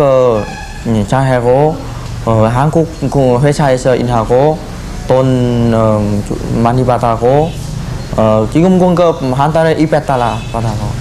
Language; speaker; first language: Korean; non-native, learner; Vietnamese